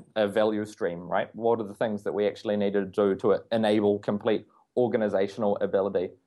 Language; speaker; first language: English; native; English